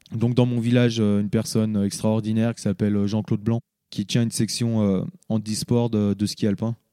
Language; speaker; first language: French; native; French